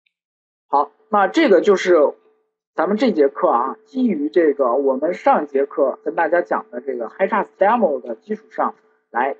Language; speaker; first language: Chinese; native; Chinese